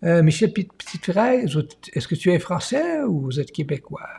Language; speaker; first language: French; non-native, fluent; English